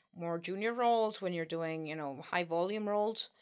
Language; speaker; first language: English; non-native, fluent; Spanish